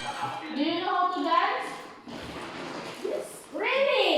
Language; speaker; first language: English; non-native, learner; Filipino